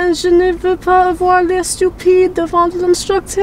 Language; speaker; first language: French; non-native, learner; English